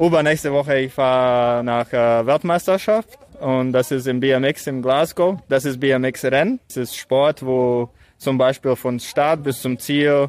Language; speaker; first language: German; non-native, fluent; Latvian